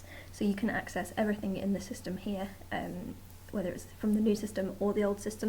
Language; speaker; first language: English; native; English